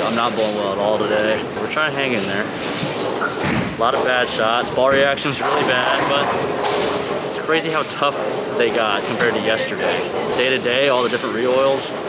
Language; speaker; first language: English; native; English